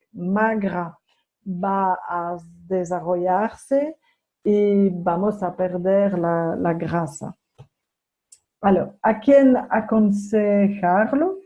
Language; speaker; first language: Spanish; non-native, fluent; French